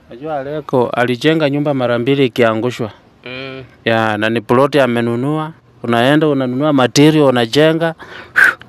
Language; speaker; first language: Swahili; native; Swahili